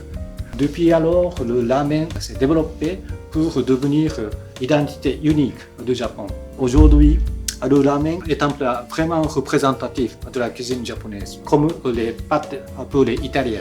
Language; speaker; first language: French; non-native, fluent; Japanese